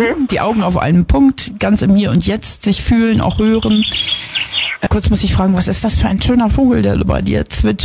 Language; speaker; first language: German; native; German